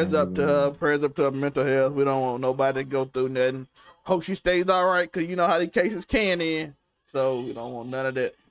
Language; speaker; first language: English; native; English